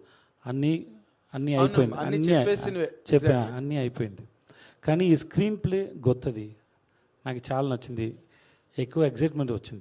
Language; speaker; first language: Telugu; non-native, learner; Tamil